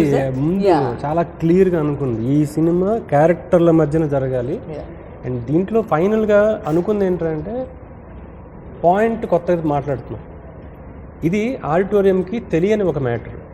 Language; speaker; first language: Telugu; native; Telugu